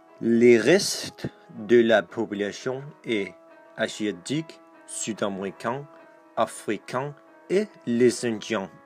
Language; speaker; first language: French; non-native, learner; Danish